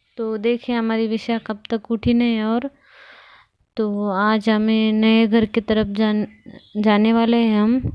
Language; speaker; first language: Hindi; non-native, local second language; Telugu